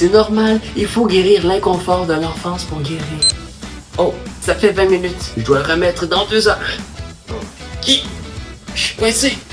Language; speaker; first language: French; native; French